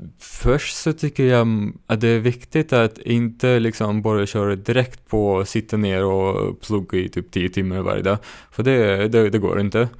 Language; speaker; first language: Swedish; non-native, fluent; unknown